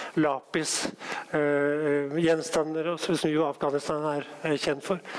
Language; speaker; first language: Norwegian; native; Norwegian